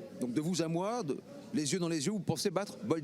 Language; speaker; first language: French; native; French